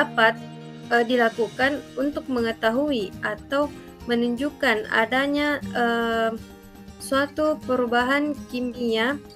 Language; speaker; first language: Indonesian; native; Indonesian